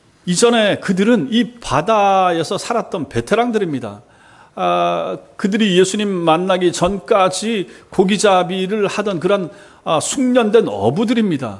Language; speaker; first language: Korean; native; Korean